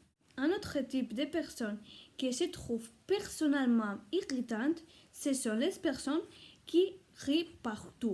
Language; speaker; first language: French; non-native, learner; Spanish